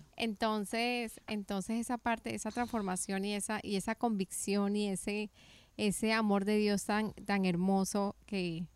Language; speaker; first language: Spanish; native; Spanish